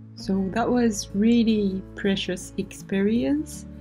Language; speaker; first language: English; non-native, fluent; Japanese